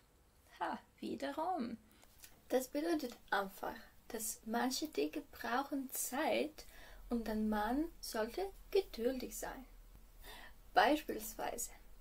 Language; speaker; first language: German; non-native, fluent; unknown